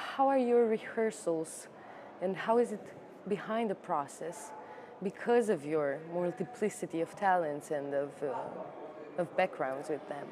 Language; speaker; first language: English; non-native, fluent; Romanian